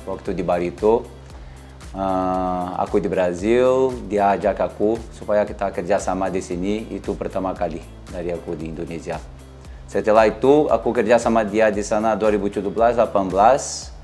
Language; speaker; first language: Indonesian; non-native, learner; Portuguese